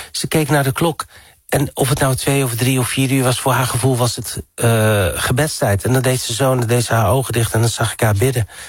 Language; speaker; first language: Dutch; early bilingual, other home language; Arabic